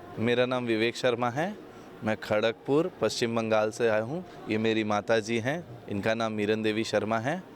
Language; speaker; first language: Hindi; native; Hindi